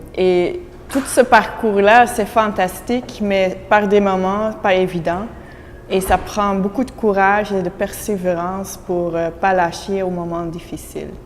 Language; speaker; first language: French; non-native, local second language; Dutch